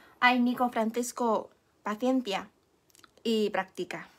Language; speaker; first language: Spanish; non-native, fluent; Chinese